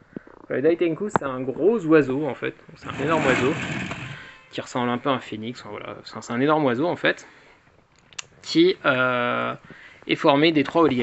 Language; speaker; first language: French; native; French